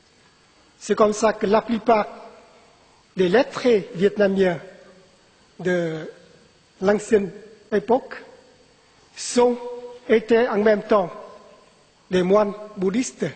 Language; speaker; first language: French; non-native, fluent; Vietnamese